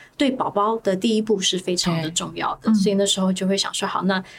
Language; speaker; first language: Chinese; early bilingual, other home language; Hebrew